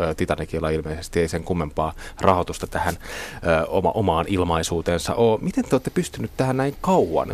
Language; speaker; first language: Finnish; native; Finnish